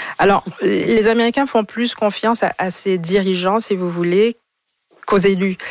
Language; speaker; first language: French; native; French